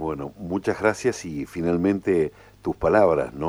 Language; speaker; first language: Spanish; native; Spanish